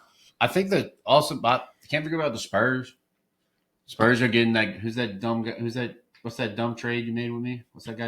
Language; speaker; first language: English; native; English